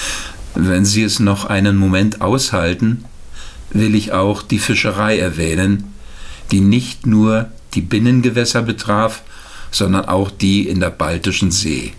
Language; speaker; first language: German; native; German